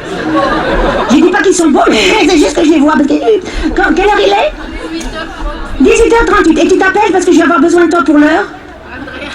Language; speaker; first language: French; native; French